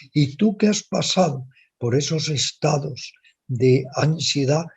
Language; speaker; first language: Spanish; native; Spanish